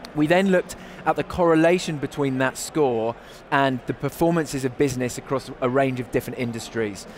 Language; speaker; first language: English; native; English